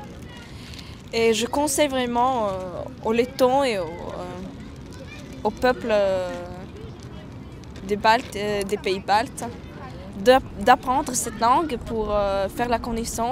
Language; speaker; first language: French; non-native, fluent; Latvian